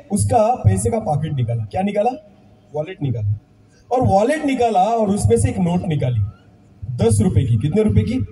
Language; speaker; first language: Hindi; non-native, local second language; Marathi